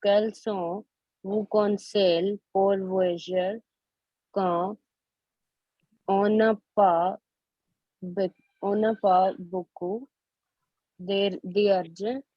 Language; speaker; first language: French; non-native, learner; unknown